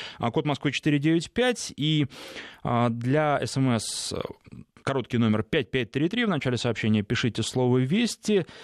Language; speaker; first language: Russian; native; Russian